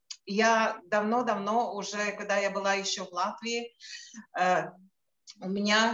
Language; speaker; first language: Russian; non-native, local second language; Latvian